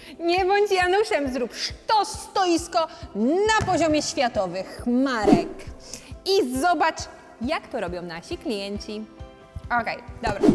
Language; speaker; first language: Polish; native; Polish